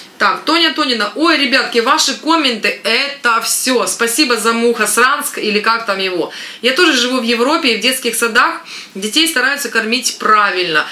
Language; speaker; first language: Russian; native; Russian